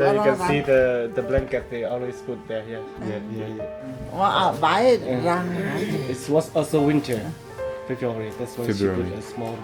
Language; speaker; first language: English; non-native, fluent; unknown